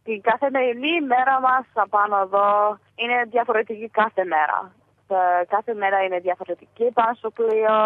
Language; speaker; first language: Greek; early bilingual, heritage; Greek